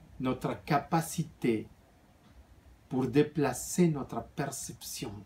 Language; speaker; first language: French; non-native, fluent; Spanish